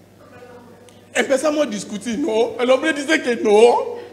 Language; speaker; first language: Spanish; non-native, learner; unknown